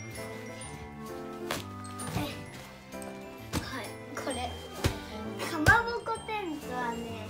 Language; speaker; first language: Japanese; native; Japanese